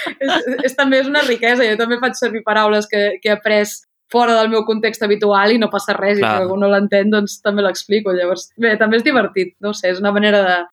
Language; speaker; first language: Catalan; native; Catalan